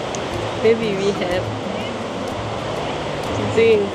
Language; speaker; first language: English; non-native, learner; Thai